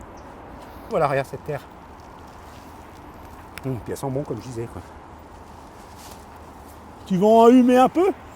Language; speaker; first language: French; native; French